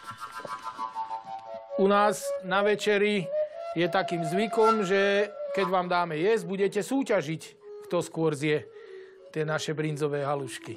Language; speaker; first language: Slovak; native; Slovak